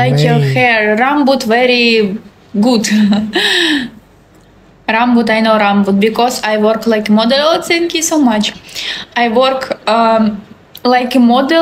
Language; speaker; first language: English; non-native, learner; Russian